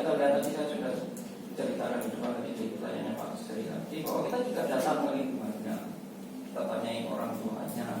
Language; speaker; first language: Indonesian; native; Indonesian